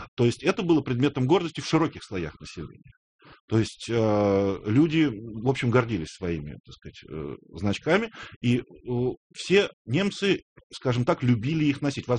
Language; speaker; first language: Russian; native; Russian